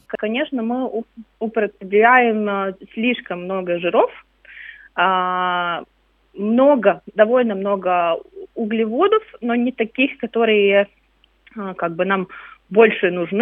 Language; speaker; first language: Russian; non-native, local second language; Latvian